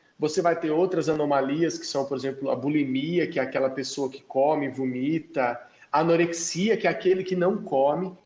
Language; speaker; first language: Portuguese; native; Portuguese